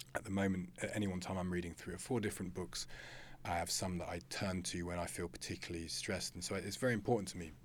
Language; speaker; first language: English; native; English